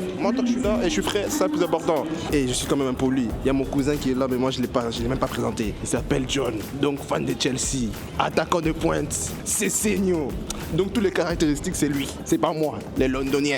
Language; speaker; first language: French; native; French